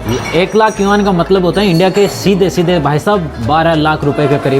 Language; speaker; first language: Hindi; native; Hindi